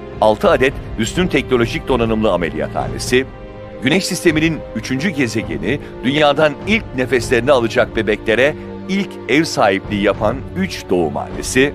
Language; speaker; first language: Turkish; native; Turkish